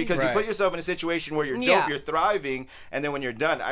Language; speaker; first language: English; native; English